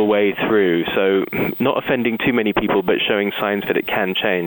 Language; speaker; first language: English; native; English